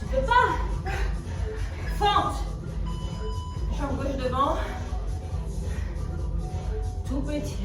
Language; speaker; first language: French; native; French